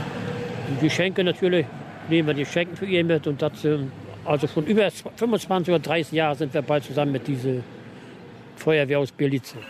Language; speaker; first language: German; native; German